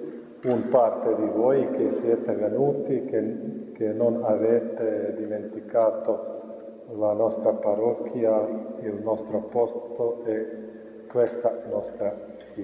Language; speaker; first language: Italian; non-native, fluent; Croatian